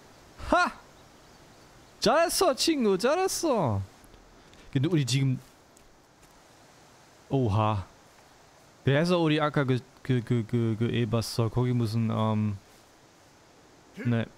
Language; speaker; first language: Korean; non-native, learner; German